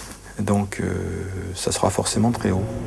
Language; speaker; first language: French; native; French